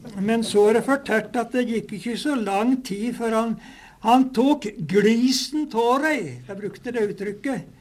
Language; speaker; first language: Norwegian; native; Norwegian